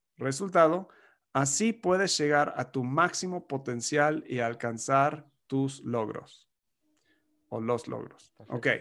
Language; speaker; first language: Spanish; non-native, fluent; English